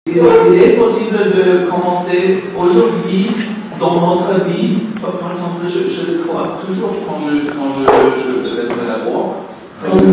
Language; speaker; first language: French; non-native, learner; German